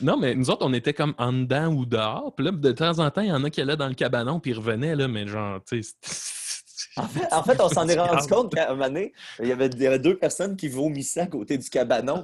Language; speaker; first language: French; native; French